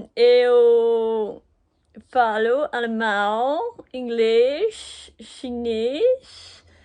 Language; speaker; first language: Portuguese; non-native, learner; German